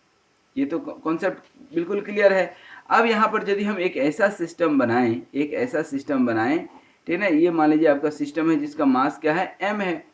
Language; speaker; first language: Hindi; native; Hindi